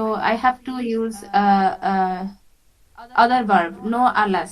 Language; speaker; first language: English; non-native, fluent; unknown